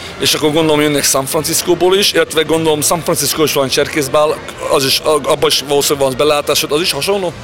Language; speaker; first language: Hungarian; early bilingual, heritage; Hungarian